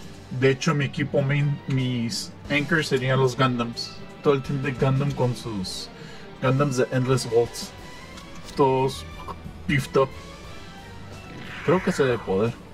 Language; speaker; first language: Spanish; native; Spanish